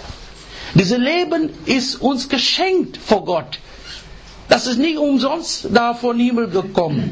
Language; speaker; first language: German; non-native, learner; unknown